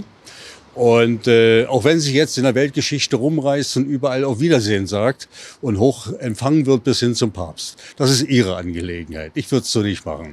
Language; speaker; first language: German; native; German